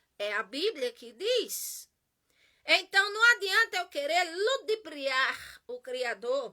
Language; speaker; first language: Portuguese; native; Portuguese